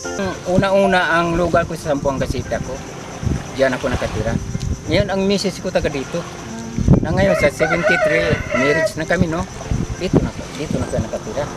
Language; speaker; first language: Filipino; non-native, local second language; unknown